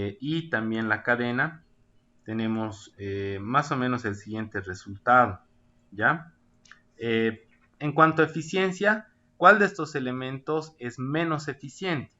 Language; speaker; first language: Spanish; native; Spanish